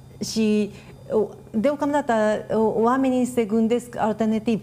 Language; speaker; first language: Romanian; non-native, fluent; Japanese